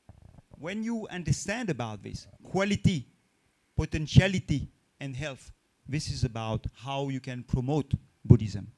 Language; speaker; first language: English; non-native, fluent; French